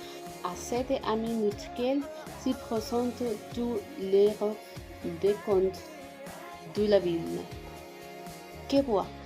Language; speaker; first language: French; non-native, learner; Spanish